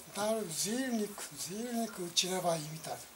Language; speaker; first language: Romanian; non-native, learner; Japanese